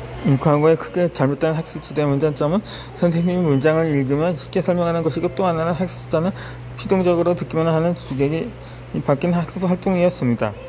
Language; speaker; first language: Korean; native; Korean